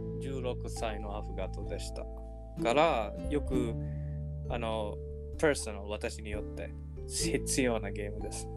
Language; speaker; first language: Japanese; non-native, learner; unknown